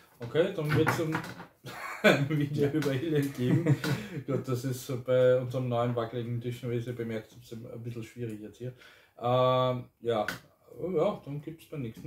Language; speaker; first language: German; native; German